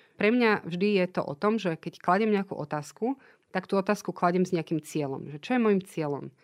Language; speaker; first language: Slovak; native; Slovak